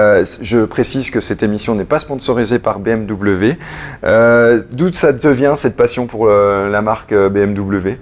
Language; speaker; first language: French; native; French